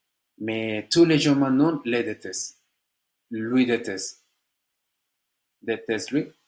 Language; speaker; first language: French; non-native, learner; Spanish